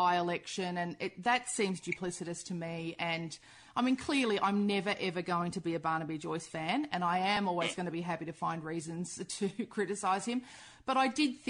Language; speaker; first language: English; native; English